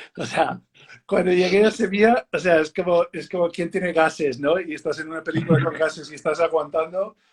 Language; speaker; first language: Spanish; non-native, fluent; English